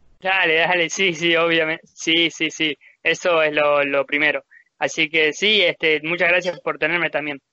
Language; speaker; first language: Spanish; early bilingual, heritage; Spanish